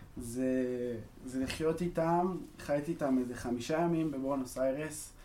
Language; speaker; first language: Hebrew; native; Hebrew